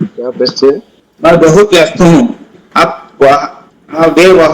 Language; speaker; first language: Hindi; non-native, learner; Telugu